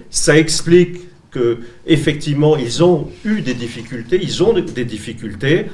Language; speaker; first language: French; native; French